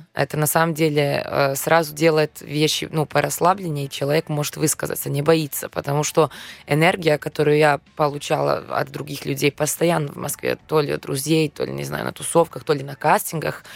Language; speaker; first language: Russian; non-native, fluent; Serbian